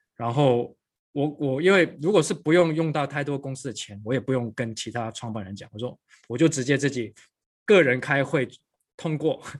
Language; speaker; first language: Chinese; non-native, local second language; Cantonese